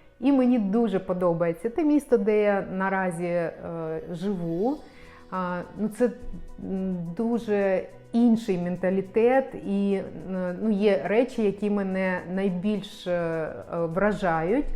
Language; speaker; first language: Ukrainian; non-native, local second language; Russian